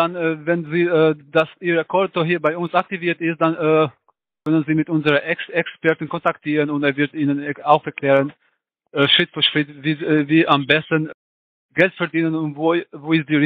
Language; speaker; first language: German; non-native, fluent; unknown